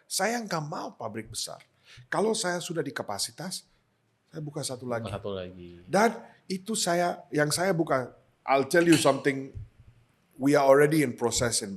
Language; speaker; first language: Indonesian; non-native, fluent; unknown